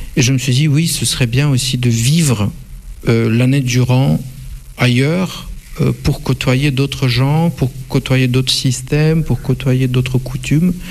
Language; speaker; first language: French; non-native, fluent; Russian